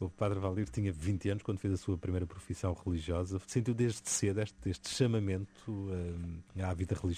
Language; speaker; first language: Portuguese; native; Portuguese